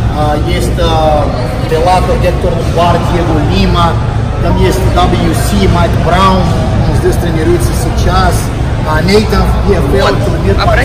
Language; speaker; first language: Russian; non-native, learner; Portuguese